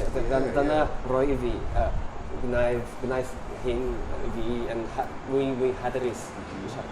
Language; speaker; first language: Welsh; non-native, learner; Japanese